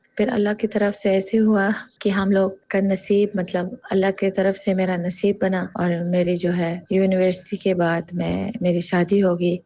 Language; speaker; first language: Urdu; non-native, fluent; Tajik